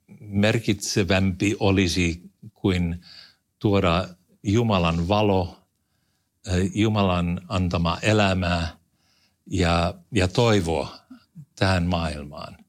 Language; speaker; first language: Finnish; non-native, fluent; English